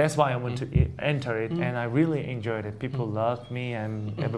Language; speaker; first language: English; non-native, learner; Korean